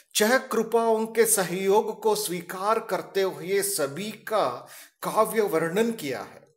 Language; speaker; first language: Hindi; non-native, local second language; Kannada